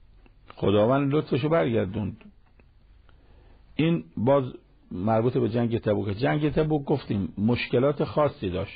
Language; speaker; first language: Persian; native; Persian